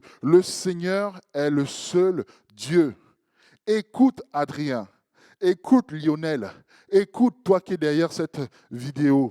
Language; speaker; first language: French; native; French